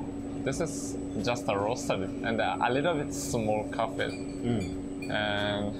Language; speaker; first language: English; non-native, learner; Japanese